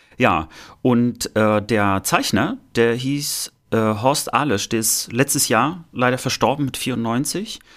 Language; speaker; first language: German; native; German